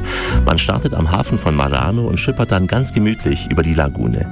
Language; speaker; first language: German; native; German